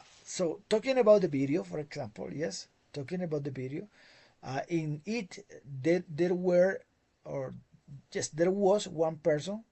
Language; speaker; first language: English; non-native, fluent; Spanish